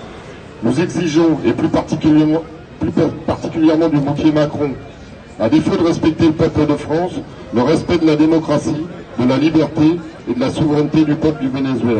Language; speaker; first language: French; native; French